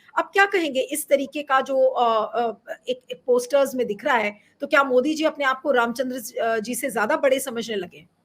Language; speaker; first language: Hindi; native; Hindi